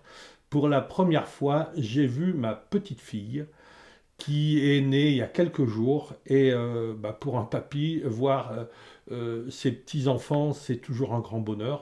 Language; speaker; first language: French; native; French